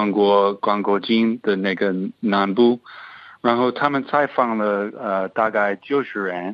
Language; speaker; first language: Chinese; non-native, fluent; English